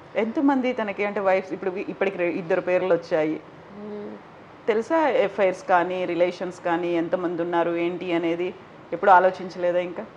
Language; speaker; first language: Telugu; native; Telugu